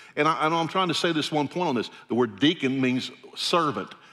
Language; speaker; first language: English; native; English